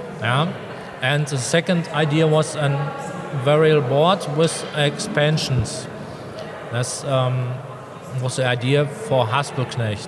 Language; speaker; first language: English; non-native, learner; German